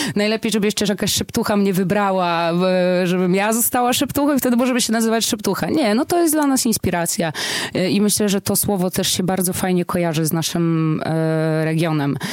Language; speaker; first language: Polish; native; Polish